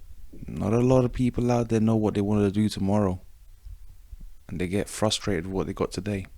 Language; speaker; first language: English; native; English